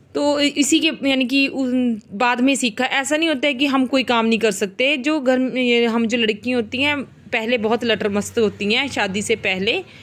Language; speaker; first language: Hindi; non-native, local second language; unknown